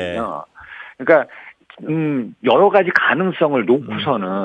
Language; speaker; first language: Korean; native; Korean